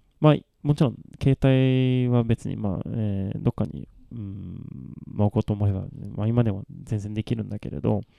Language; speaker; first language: Japanese; non-native, fluent; Swedish